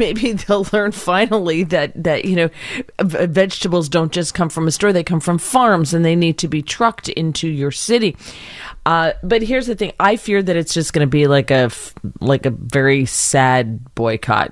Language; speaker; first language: English; native; English